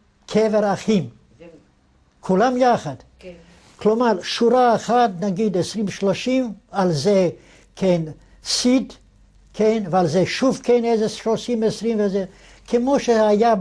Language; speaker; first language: Hebrew; non-native, fluent; Yiddish